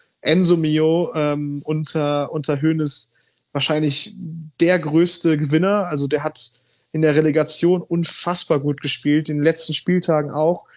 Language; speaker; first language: German; native; German